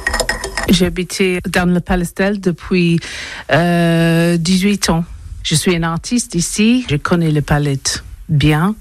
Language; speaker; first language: French; non-native, learner; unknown